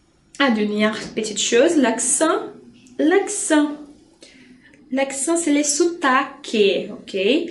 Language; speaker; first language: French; non-native, fluent; Portuguese